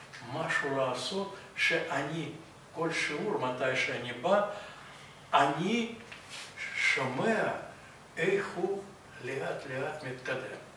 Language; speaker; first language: Hebrew; non-native, fluent; Russian